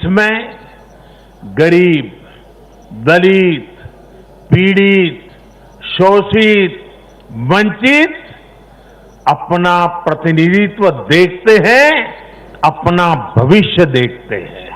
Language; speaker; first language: Hindi; non-native, local second language; Gujarati